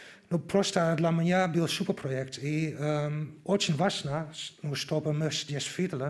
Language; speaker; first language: Russian; non-native, learner; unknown